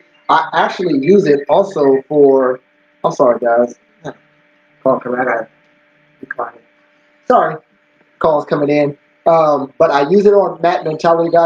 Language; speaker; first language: English; native; English